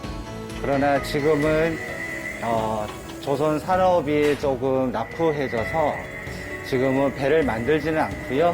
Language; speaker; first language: Korean; native; Korean